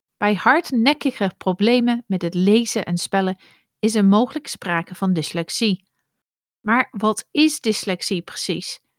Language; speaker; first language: Dutch; non-native, fluent; English